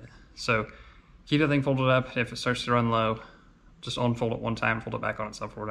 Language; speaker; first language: English; native; English